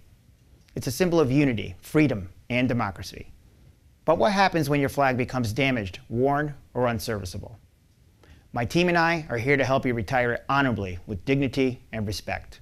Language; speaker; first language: English; native; English